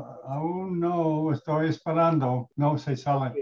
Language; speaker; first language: Spanish; non-native, learner; English